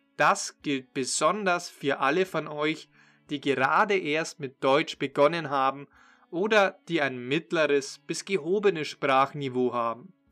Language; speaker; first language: German; native; German